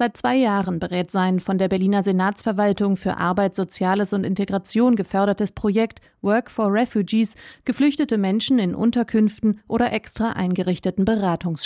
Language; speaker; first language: German; native; German